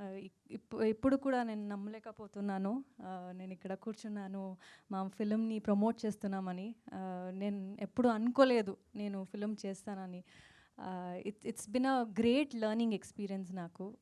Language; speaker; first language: Telugu; non-native, fluent; Kannada